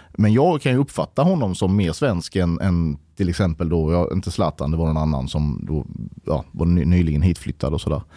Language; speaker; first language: Swedish; native; Swedish